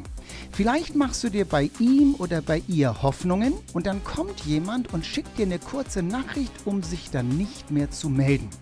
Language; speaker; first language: German; native; German